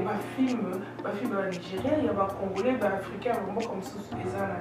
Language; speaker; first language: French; non-native, local second language; Lingala